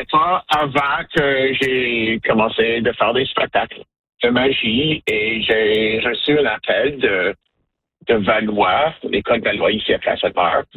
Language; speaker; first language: French; non-native, local second language; English